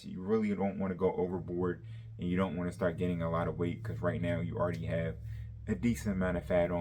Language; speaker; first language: English; native; English